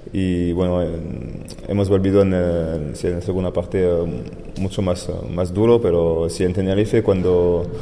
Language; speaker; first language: Spanish; non-native, fluent; French